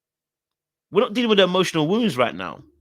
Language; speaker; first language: English; native; English